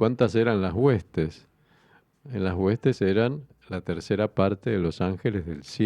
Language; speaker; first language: Spanish; native; Spanish